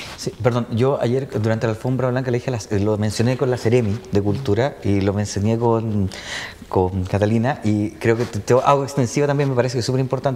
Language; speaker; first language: Spanish; native; Spanish